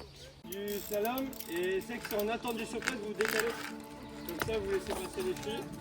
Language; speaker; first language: French; native; French